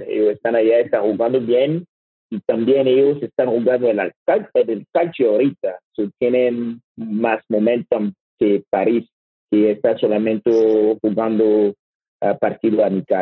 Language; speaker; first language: Spanish; non-native, learner; French